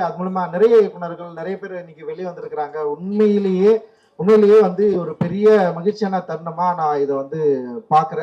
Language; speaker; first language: Tamil; native; Tamil